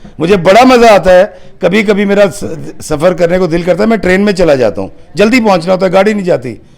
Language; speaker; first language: Urdu; non-native, local second language; Punjabi